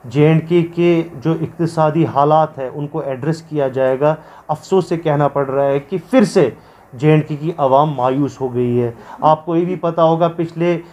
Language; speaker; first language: Hindi; non-native, local second language; Kashmiri